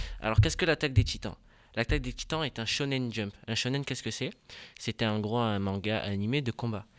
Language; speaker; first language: French; native; French